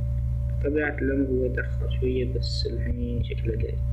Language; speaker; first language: Arabic; native; Arabic